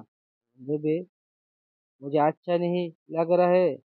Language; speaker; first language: Hindi; non-native, learner; Bangla